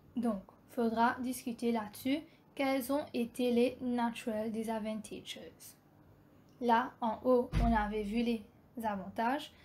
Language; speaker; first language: French; non-native, local second language; Morisyen